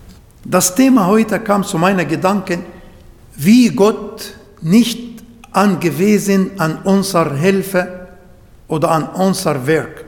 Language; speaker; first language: German; non-native, learner; Arabic